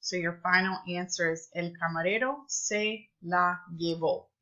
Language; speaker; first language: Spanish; non-native, fluent; English